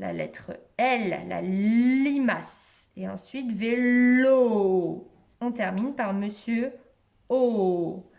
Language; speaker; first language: French; native; French